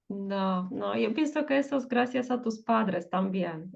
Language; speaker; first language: Spanish; non-native, fluent; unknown